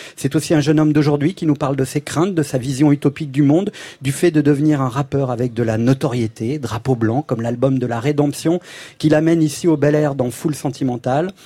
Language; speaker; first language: French; native; French